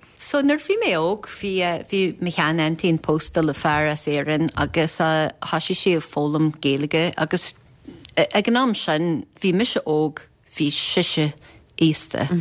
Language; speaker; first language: Irish; non-native, fluent; English